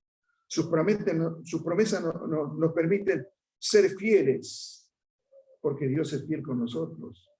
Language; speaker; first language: Spanish; native; Spanish